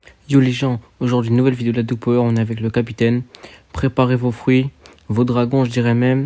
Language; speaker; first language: French; native; French